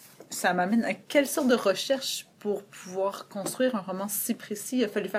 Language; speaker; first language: French; native; French